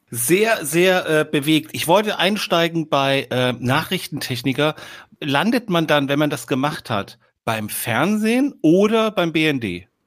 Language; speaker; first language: German; native; German